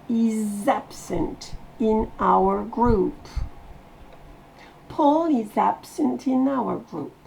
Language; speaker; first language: English; non-native, fluent; French